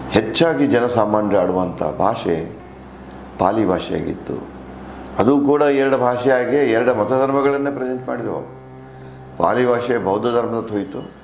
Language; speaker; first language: Kannada; native; Kannada